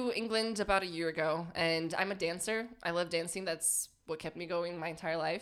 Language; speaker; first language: English; non-native, fluent; Portuguese